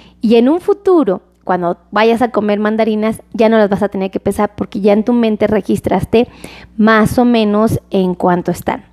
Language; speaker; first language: Spanish; native; Spanish